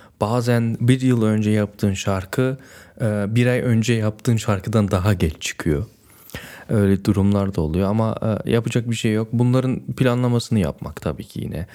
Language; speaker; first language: Turkish; early bilingual, other home language; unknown